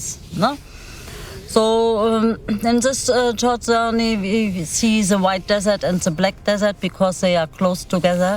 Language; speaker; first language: English; non-native, fluent; German